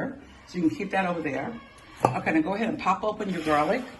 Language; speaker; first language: English; native; English